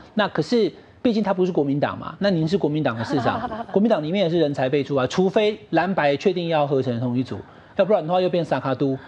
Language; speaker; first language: Chinese; native; Chinese